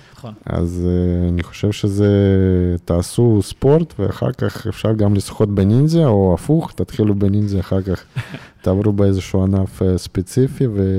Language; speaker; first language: Hebrew; non-native, fluent; Russian